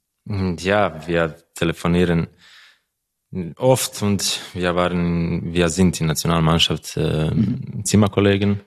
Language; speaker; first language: German; non-native, learner; Croatian